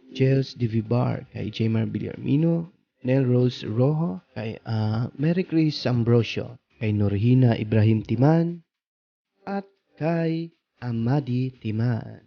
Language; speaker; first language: Filipino; non-native, local second language; Cebuano